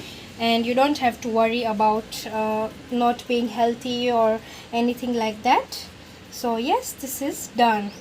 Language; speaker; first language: English; non-native, local second language; Gujarati